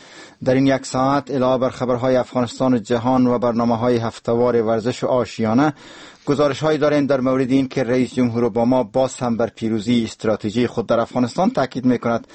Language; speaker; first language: Persian; native; Persian